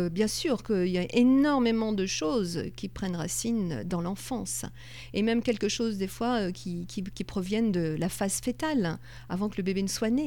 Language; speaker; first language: French; native; French